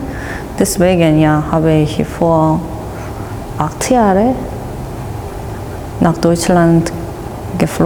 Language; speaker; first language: German; non-native, learner; Korean